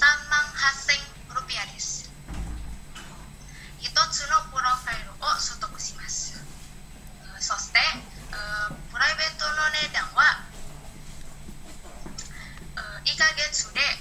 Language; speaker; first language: Japanese; non-native, learner; Indonesian